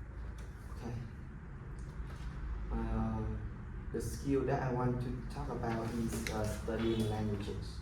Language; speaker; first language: English; non-native, learner; Vietnamese